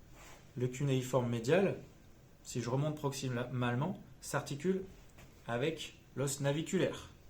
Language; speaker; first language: French; native; French